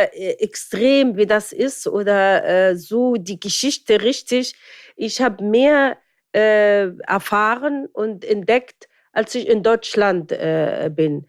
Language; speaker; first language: German; non-native, fluent; Arabic